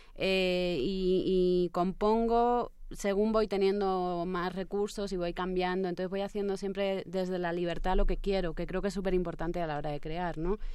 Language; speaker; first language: Spanish; native; Spanish